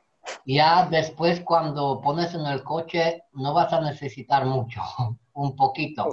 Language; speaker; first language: Spanish; non-native, fluent; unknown